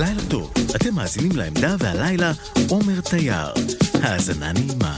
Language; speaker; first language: Hebrew; native; Hebrew